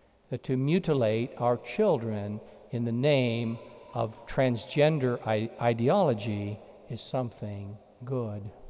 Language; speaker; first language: English; native; English